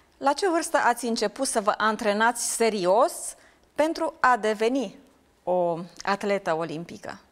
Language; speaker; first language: Romanian; native; Romanian